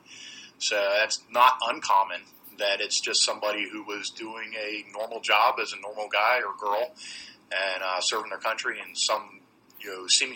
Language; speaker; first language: English; native; English